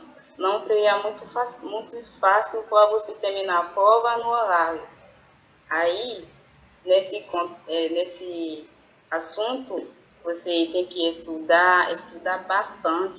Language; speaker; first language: Portuguese; non-native, fluent; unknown